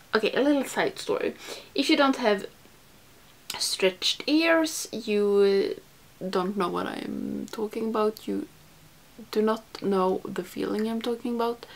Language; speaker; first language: English; non-native, fluent; Swedish